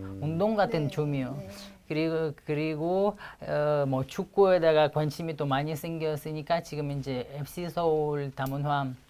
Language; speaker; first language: Korean; non-native, fluent; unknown